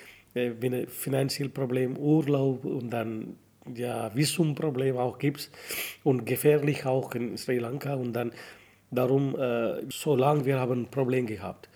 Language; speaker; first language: German; non-native, learner; Tamil